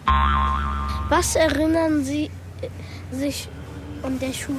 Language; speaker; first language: German; non-native, learner; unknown